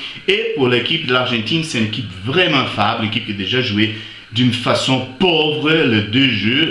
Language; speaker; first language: French; non-native, fluent; Portuguese